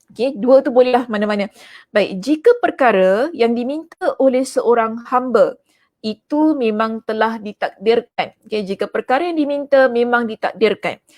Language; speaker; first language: Malay; native; Malay